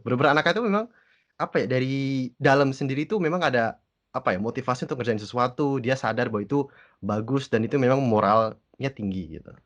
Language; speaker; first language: Indonesian; early bilingual, other home language; English